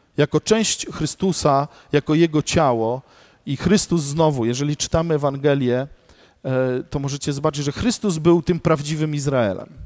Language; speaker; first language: Polish; native; Polish